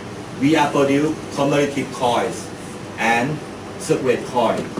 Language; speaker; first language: English; non-native, learner; Thai